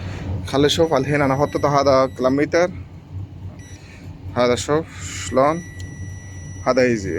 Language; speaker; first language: Arabic; non-native, learner; Bangla